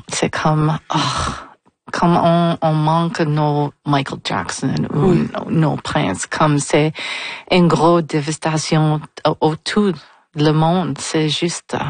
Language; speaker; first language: French; non-native, local second language; English